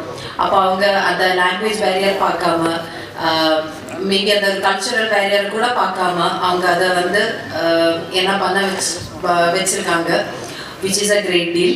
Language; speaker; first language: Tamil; non-native, learner; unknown